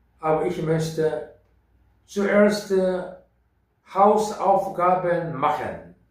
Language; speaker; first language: German; non-native, fluent; Korean